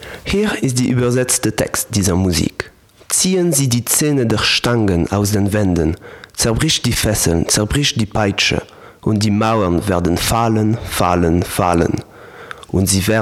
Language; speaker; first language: German; non-native, learner; Polish